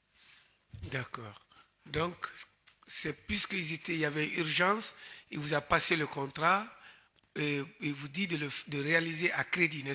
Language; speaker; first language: French; native; French